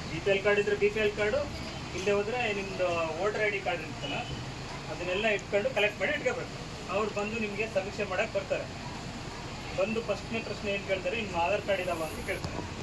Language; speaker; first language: Kannada; native; Kannada